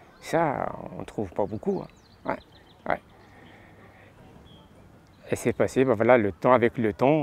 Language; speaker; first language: French; non-native, local second language; Arabic